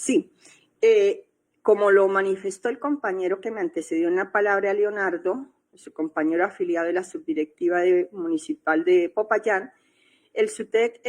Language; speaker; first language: Spanish; native; Spanish